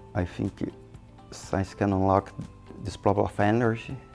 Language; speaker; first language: English; non-native, fluent; Portuguese